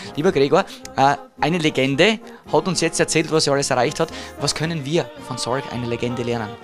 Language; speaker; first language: German; native; German